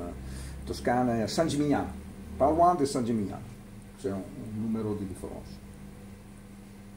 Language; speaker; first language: French; non-native, learner; Italian